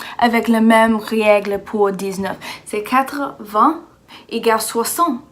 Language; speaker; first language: French; non-native, learner; English